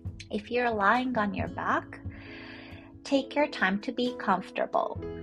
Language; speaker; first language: English; non-native, fluent; Japanese